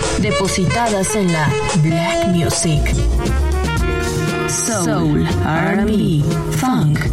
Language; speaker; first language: Spanish; native; Spanish